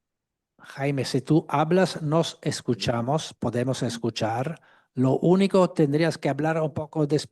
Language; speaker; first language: Spanish; non-native, fluent; Italian